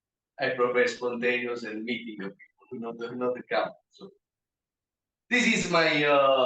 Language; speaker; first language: English; non-native, learner; Italian